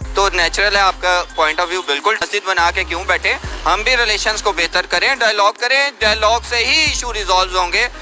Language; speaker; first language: Urdu; non-native, local second language; Punjabi